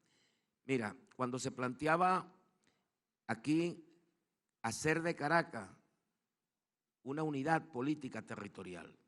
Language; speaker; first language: Spanish; native; Spanish